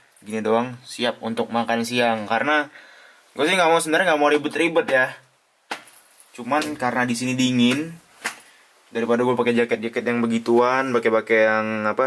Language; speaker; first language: Indonesian; native; Indonesian